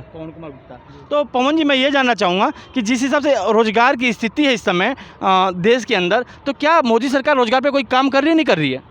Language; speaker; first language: Hindi; native; Hindi